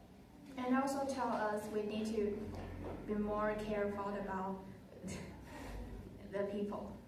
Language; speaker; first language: English; non-native, learner; Chinese